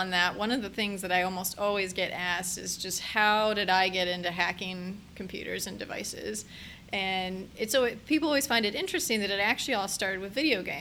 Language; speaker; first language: English; native; English